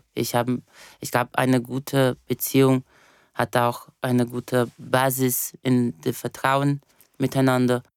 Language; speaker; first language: German; non-native, fluent; Portuguese